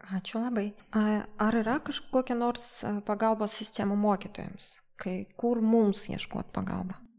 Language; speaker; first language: Lithuanian; non-native, local second language; Russian